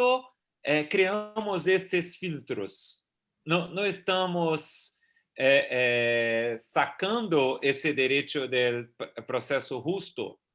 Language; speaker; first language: Spanish; non-native, fluent; Portuguese